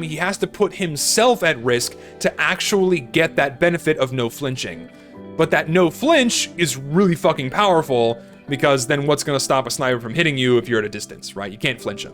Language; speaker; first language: English; native; English